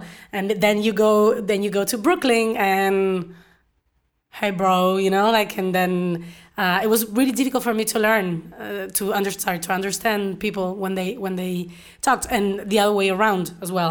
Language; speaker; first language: English; non-native, fluent; Spanish